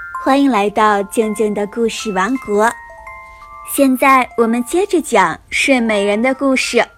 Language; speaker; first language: Chinese; native; Chinese